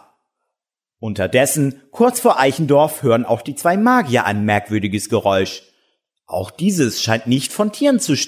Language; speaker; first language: German; native; German